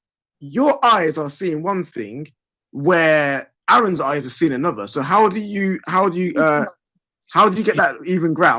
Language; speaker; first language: English; native; English